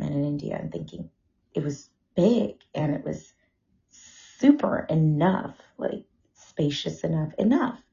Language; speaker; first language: English; early bilingual, other home language; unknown